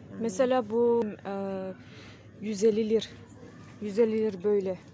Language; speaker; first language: Turkish; non-native, learner; Kyrgyz